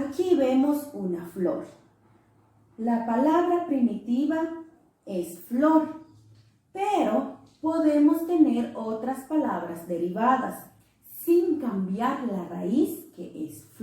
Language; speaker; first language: Spanish; non-native, local second language; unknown